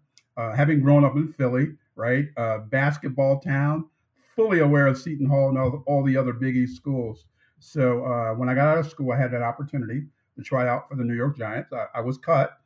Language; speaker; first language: English; native; English